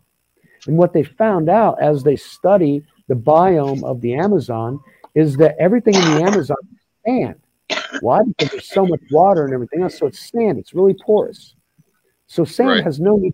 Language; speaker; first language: English; native; English